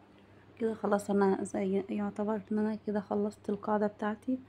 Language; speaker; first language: Arabic; native; Arabic